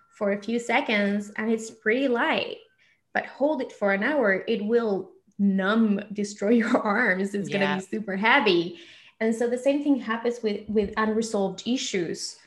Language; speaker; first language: English; non-native, fluent; Spanish